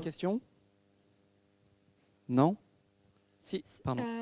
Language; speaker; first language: French; native; French